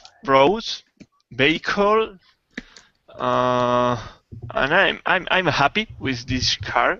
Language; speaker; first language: English; non-native, learner; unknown